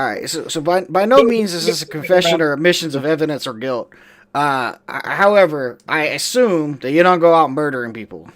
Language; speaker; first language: English; native; English